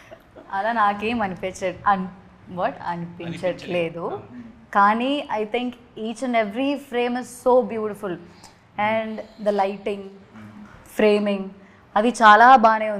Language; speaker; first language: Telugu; non-native, learner; Malayalam